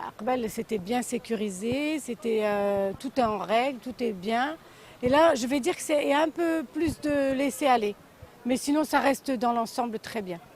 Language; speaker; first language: French; native; French